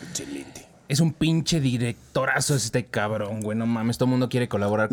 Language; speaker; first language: Spanish; native; Spanish